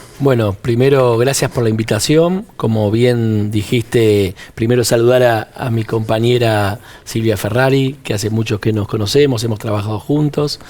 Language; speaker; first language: Spanish; native; Spanish